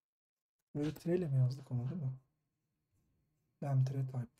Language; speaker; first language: Turkish; native; Turkish